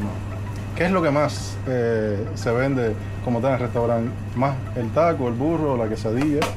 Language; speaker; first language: Spanish; native; Spanish